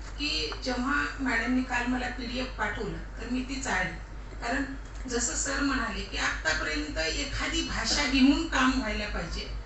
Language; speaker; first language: Marathi; non-native, local second language; Lambadi